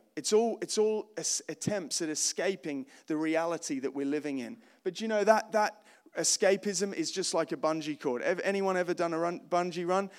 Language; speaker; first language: English; native; English